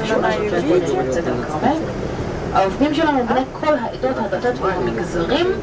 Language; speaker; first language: Hebrew; native; Hebrew